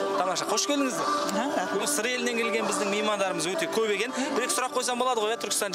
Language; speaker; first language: Kazakh; native; Kazakh